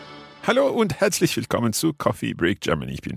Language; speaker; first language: German; non-native, fluent; English